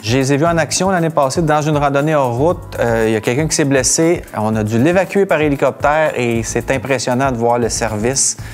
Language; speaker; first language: French; native; French